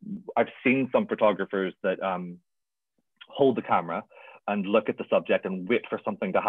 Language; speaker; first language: English; native; English